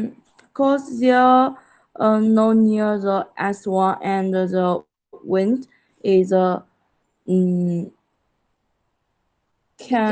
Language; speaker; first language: English; non-native, learner; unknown